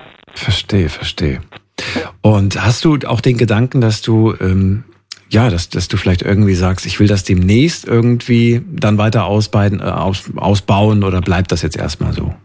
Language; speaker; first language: German; native; German